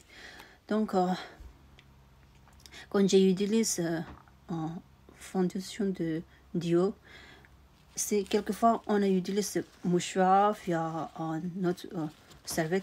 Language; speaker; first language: French; non-native, learner; Tibetan